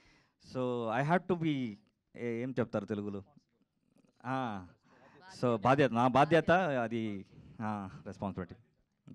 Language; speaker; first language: Telugu; non-native, learner; Kannada